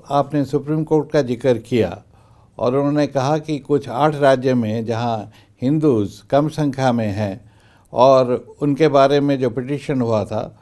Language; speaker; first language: Hindi; non-native, local second language; Bangla